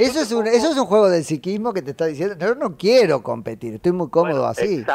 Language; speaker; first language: Spanish; native; Spanish